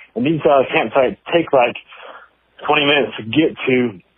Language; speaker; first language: English; native; English